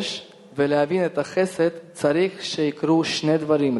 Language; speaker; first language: Hebrew; non-native, fluent; Russian